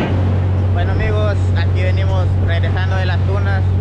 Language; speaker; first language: Spanish; native; Spanish